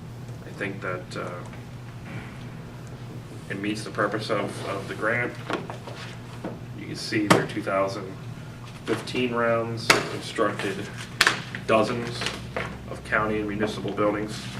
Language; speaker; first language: English; native; English